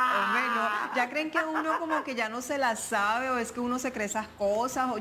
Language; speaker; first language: Spanish; native; Spanish